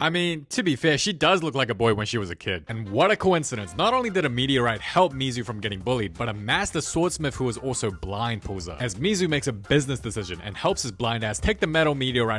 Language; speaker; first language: English; native; English